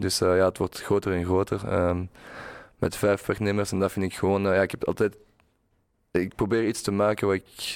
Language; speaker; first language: Dutch; non-native, local second language; French